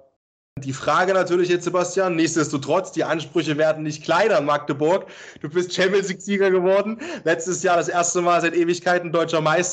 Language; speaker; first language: German; native; German